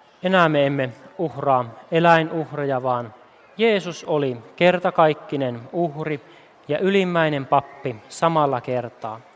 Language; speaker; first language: Finnish; native; Finnish